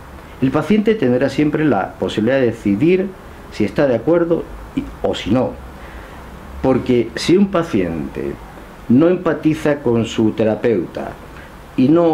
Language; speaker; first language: Spanish; native; Spanish